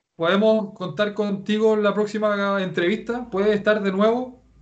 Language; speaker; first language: Spanish; native; Spanish